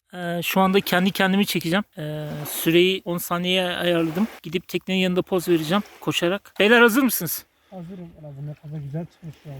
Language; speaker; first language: Turkish; native; Turkish